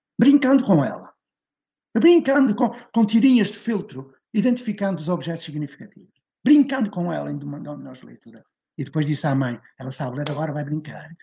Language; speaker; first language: Portuguese; native; Portuguese